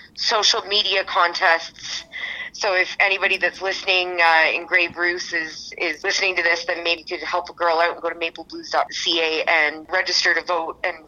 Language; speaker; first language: English; native; English